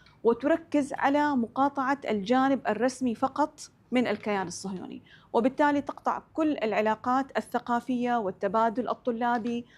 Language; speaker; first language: Arabic; native; Arabic